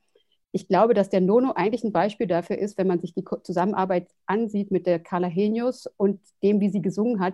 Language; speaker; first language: German; native; German